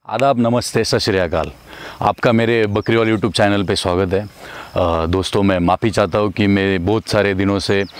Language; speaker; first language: Hindi; non-native, local second language; Marathi